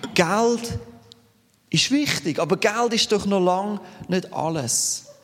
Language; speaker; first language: German; native; German